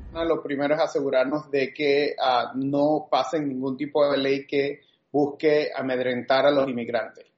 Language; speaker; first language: Spanish; native; Spanish